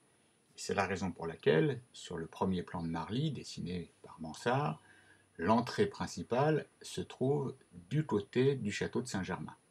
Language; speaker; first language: French; native; French